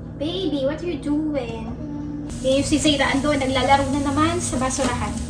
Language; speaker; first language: Filipino; native; Filipino